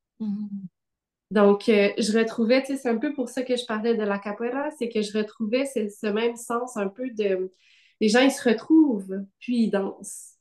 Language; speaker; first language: French; native; French